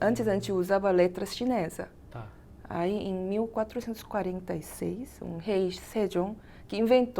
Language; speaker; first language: Portuguese; non-native, fluent; Korean